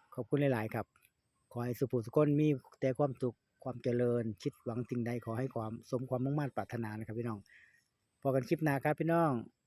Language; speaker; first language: Thai; native; Thai